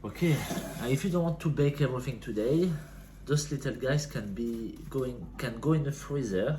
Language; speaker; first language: English; non-native, fluent; French